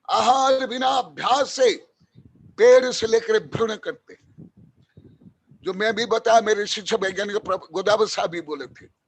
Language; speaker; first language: Hindi; native; Hindi